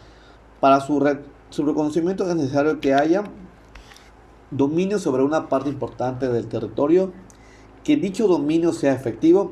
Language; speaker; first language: Spanish; native; Spanish